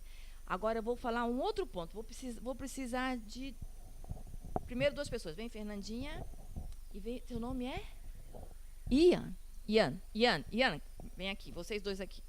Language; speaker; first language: Portuguese; non-native, learner; Spanish